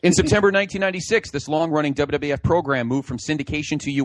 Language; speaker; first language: English; native; English